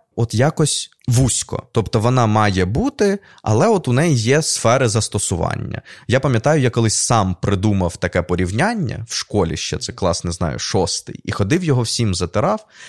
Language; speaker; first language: Ukrainian; non-native, local second language; Russian